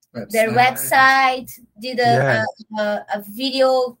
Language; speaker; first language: English; non-native, learner; Portuguese